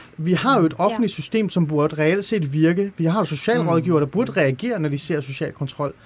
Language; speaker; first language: Danish; early bilingual, other home language; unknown